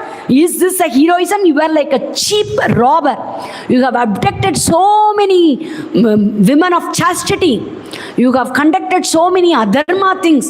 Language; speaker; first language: English; non-native, local second language; Tamil